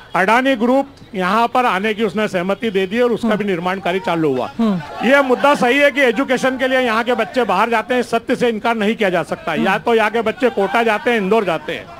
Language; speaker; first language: Hindi; native; Hindi